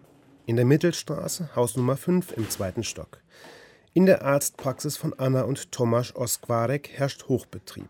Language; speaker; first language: German; native; German